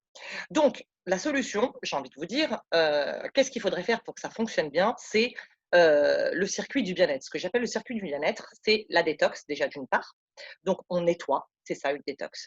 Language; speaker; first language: French; native; French